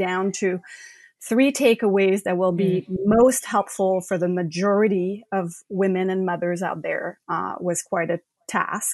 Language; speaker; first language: English; non-native, fluent; French